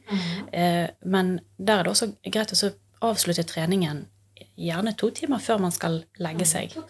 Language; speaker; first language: Norwegian; native; Norwegian